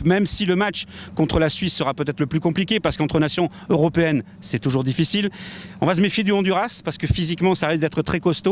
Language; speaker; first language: French; native; French